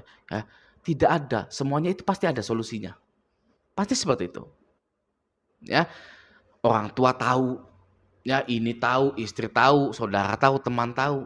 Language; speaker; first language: Indonesian; native; Indonesian